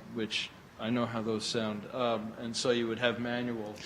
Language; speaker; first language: English; native; English